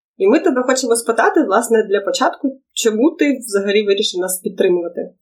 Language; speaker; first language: Ukrainian; non-native, local second language; Russian